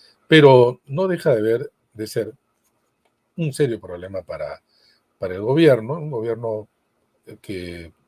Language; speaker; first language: Spanish; native; Spanish